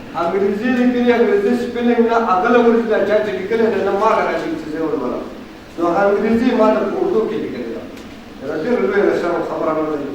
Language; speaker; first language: Pashto; non-native, local second language; Persian